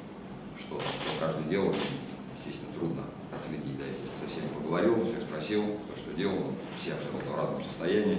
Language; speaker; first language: Russian; native; Russian